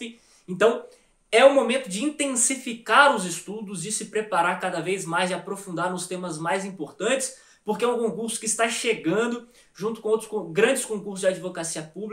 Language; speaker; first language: Portuguese; native; Portuguese